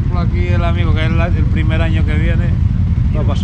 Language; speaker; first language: Spanish; native; Spanish